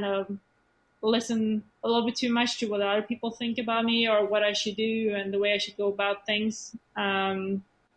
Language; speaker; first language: English; non-native, fluent; Swedish